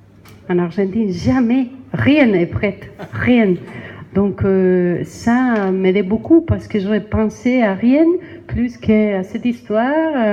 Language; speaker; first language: French; non-native, learner; Spanish